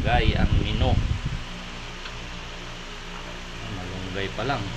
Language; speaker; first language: Filipino; non-native, local second language; Hiligaynon